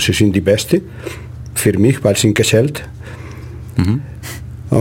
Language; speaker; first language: German; non-native, learner; Spanish